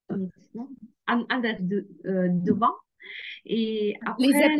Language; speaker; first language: French; non-native, learner; Ukrainian